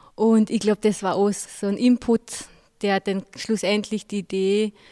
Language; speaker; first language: German; native; German